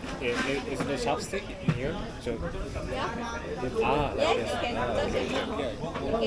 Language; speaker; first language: English; non-native, learner; Korean